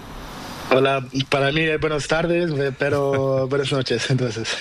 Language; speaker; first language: Spanish; non-native, learner; Portuguese